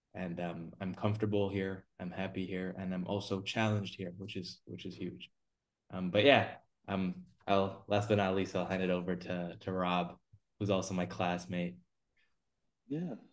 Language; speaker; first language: English; native; English